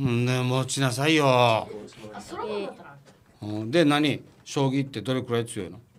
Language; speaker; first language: Japanese; native; Japanese